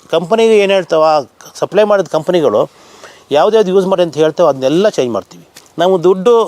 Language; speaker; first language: Kannada; native; Kannada